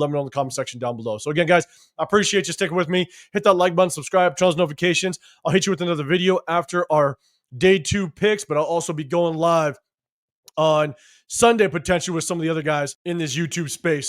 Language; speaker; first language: English; native; English